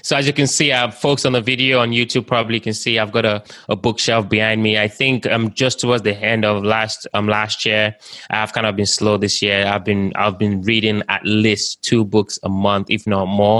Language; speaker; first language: English; non-native, local second language; Yoruba